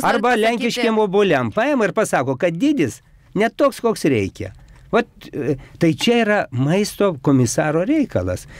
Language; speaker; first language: Lithuanian; native; Lithuanian